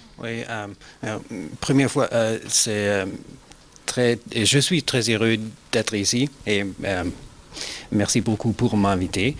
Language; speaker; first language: French; non-native, learner; German